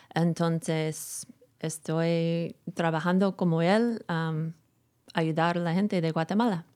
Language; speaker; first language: Spanish; non-native, learner; English